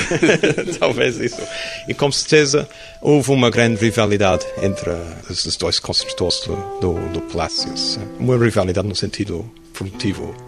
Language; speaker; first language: Portuguese; non-native, fluent; English